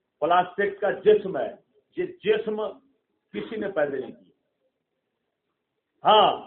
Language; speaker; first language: Urdu; non-native, local second language; Punjabi